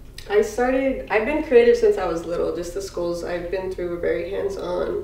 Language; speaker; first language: English; native; English